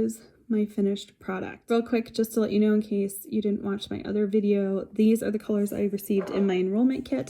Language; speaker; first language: English; native; English